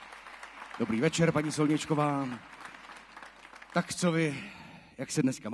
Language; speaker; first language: Czech; native; Czech